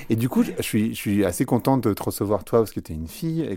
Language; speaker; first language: French; native; French